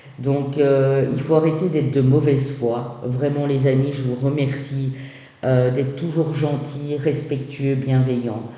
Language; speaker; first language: French; native; French